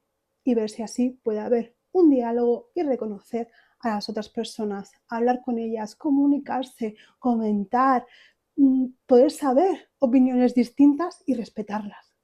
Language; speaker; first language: Spanish; native; Spanish